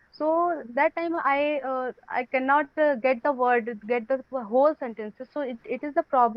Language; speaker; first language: English; non-native, learner; Hindi